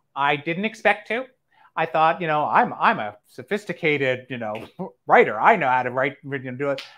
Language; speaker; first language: English; native; English